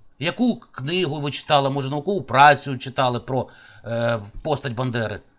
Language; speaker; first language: Ukrainian; native; Ukrainian